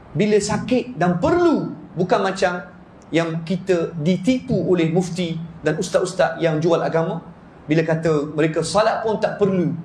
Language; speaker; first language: Malay; non-native, fluent; Arabic